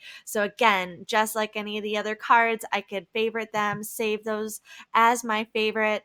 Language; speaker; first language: English; native; English